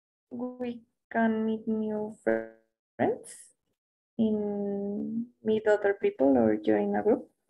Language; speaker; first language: English; non-native, learner; Spanish